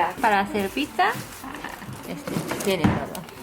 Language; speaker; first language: Spanish; non-native, learner; Japanese